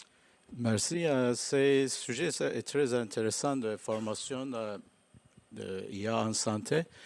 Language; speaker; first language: French; non-native, learner; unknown